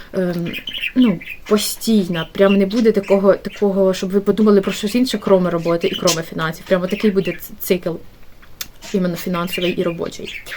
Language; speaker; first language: Ukrainian; native; Ukrainian